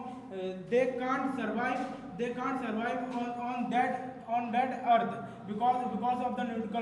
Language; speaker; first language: English; non-native, learner; Hindi